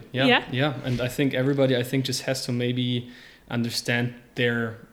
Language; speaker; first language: English; non-native, fluent; German